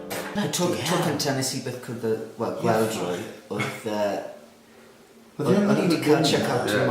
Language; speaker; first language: Welsh; native; Welsh